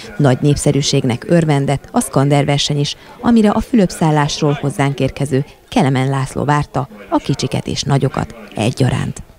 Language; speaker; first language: Hungarian; native; Hungarian